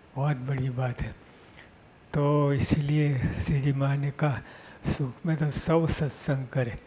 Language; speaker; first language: Hindi; non-native, local second language; Gujarati